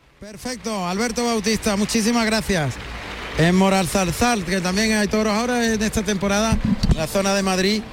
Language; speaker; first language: Spanish; native; Spanish